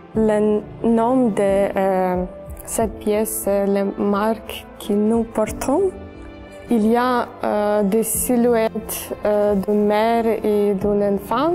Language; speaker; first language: French; non-native, learner; Ukrainian